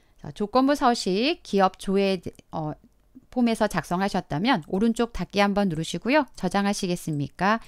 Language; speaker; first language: Korean; native; Korean